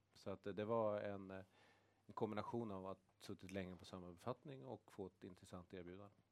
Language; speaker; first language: Swedish; native; Swedish